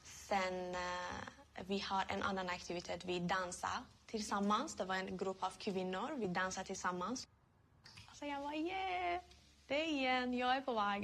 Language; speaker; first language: Swedish; non-native, learner; Persian